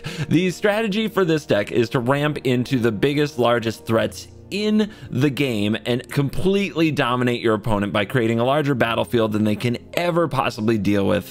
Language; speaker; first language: English; native; English